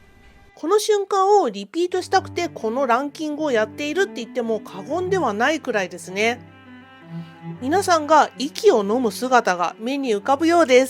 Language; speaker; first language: Japanese; native; Japanese